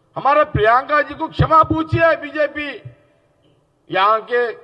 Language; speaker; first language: Hindi; non-native, local second language; Telugu